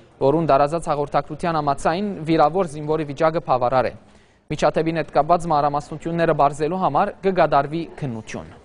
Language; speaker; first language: Armenian; early bilingual, heritage; Armenian